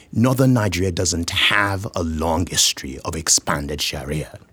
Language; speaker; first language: English; non-native, local second language; Yoruba